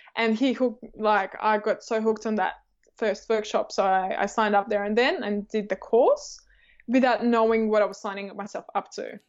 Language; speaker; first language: English; early bilingual, other home language; Russian